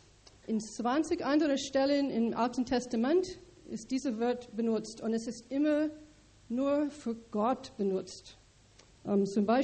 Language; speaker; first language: German; non-native, learner; English